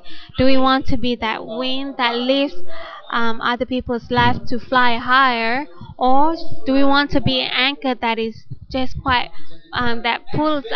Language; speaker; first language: English; non-native, fluent; Indonesian